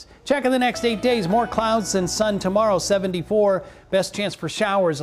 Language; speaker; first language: English; native; English